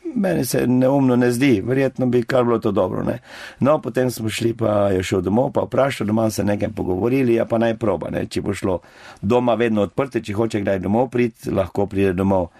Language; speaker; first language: Slovenian; native; Slovenian